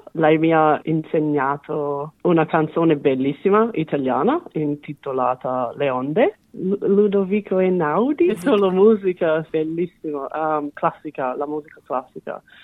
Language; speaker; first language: Italian; non-native, fluent; English